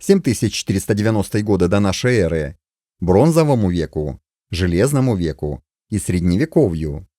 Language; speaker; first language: Russian; native; Russian